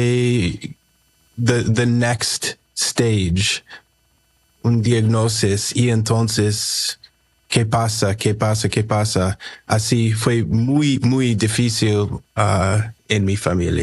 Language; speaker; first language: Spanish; early bilingual, heritage; English